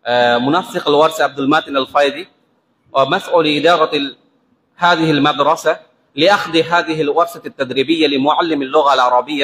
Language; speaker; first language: Arabic; non-native, fluent; Bangla